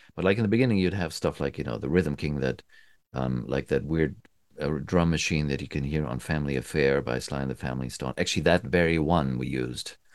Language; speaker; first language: English; non-native, fluent; German